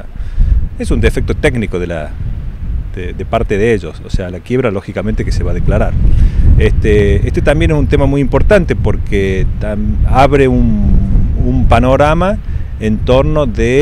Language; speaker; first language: Spanish; native; Spanish